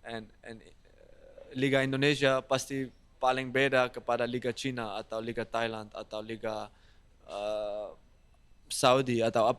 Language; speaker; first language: Indonesian; non-native, fluent; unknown